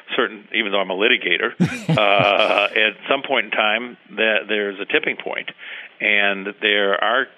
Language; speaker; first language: English; early bilingual, heritage; Spanish